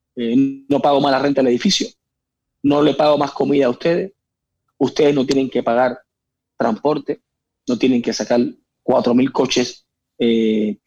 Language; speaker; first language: Spanish; native; Spanish